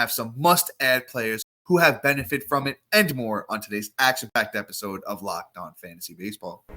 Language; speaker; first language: English; native; English